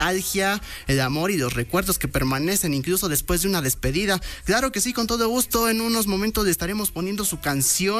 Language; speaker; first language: Spanish; native; Spanish